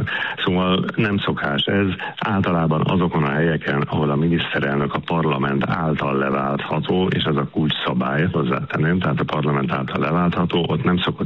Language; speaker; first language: Hungarian; native; Hungarian